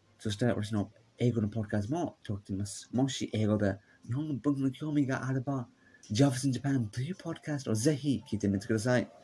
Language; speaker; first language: Japanese; non-native, learner; English